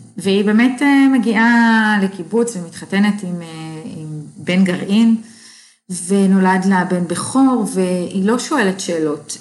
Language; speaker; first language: Hebrew; native; Hebrew